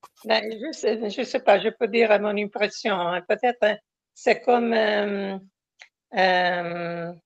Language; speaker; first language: French; non-native, fluent; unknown